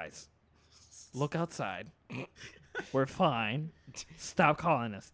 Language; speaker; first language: English; early bilingual, other home language; Spanish